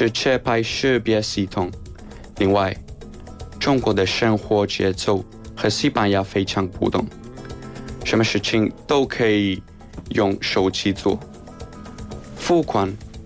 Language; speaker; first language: Chinese; non-native, fluent; Spanish